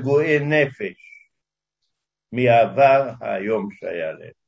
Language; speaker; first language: Hebrew; early bilingual, other home language; Hungarian